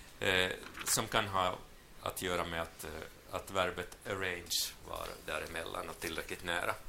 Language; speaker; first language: Swedish; non-native, local second language; Finnish